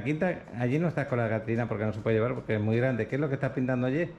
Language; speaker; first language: Spanish; native; Spanish